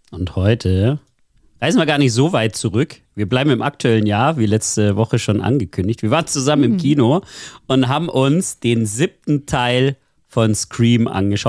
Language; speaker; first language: German; native; German